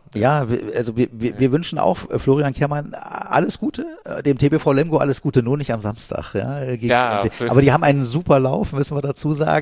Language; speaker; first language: German; native; German